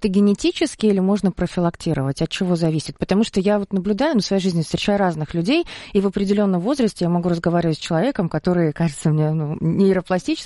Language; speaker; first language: Russian; native; Russian